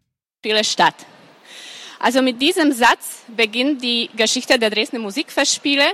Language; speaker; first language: German; non-native, fluent; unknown